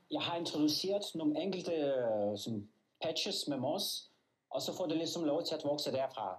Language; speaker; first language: Danish; non-native, fluent; Belarusian